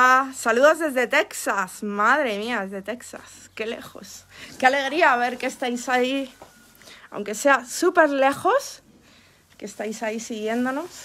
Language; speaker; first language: Spanish; native; Spanish